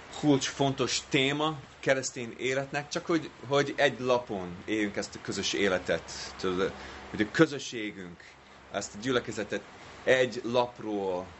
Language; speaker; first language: Hungarian; non-native, fluent; English